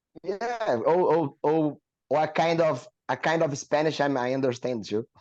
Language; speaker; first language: English; non-native, learner; Portuguese